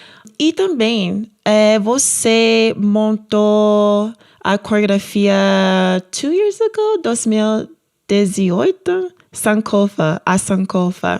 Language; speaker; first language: Portuguese; non-native, learner; English